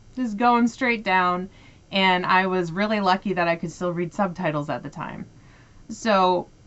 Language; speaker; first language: English; native; English